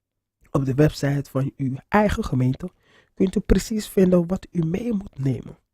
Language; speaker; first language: Dutch; non-native, fluent; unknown